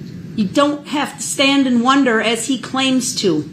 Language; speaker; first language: English; native; English